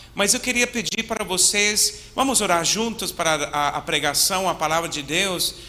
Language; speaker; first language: Portuguese; non-native, fluent; English